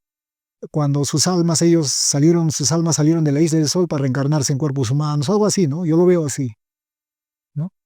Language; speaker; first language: Spanish; native; Spanish